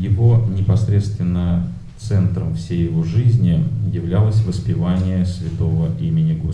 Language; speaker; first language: Russian; native; Russian